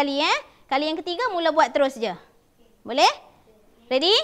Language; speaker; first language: Malay; native; Malay